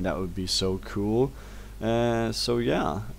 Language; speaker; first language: English; non-native, fluent; Danish